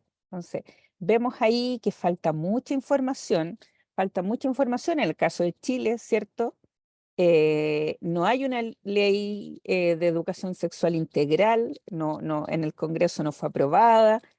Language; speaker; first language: Spanish; native; Spanish